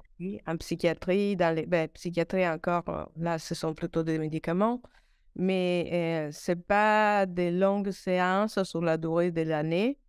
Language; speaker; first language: French; non-native, fluent; Italian